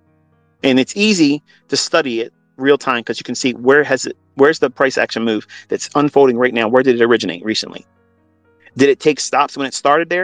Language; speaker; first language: English; native; English